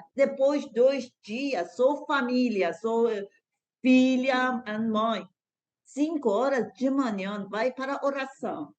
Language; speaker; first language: Portuguese; non-native, learner; Persian